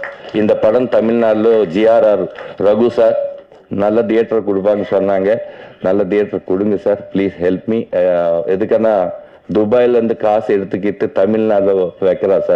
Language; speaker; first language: Tamil; non-native, learner; Telugu